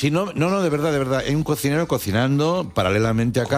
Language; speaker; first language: Spanish; native; Spanish